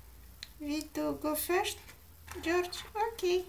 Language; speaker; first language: Swedish; non-native, learner; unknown